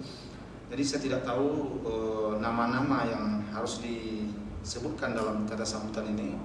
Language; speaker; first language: Indonesian; native; Indonesian